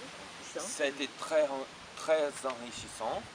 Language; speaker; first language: French; non-native, fluent; Portuguese